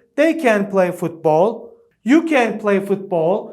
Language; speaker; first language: English; non-native, fluent; Turkish